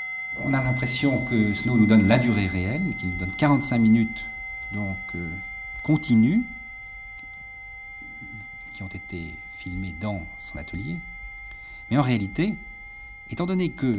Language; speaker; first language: French; native; French